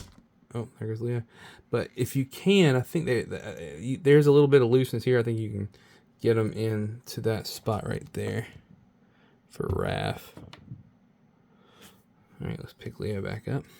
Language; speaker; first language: English; native; English